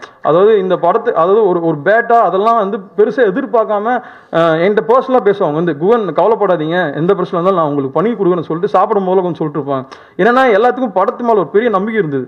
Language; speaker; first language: Tamil; native; Tamil